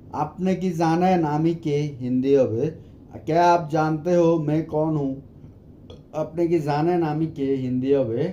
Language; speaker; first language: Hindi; non-native, learner; Bangla